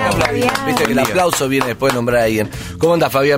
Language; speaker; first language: Spanish; native; Spanish